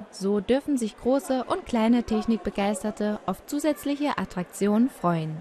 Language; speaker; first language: German; native; German